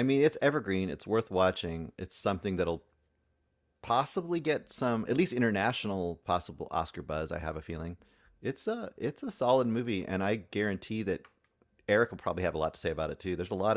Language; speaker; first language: English; native; English